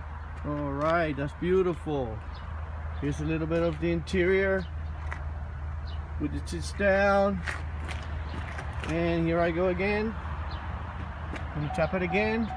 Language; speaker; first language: English; native; English